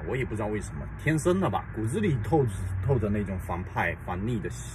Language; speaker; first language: Chinese; native; Chinese